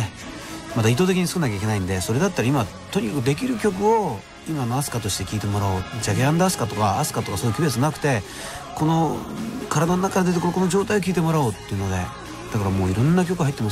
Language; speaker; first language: Japanese; native; Japanese